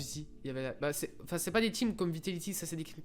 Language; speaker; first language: French; native; French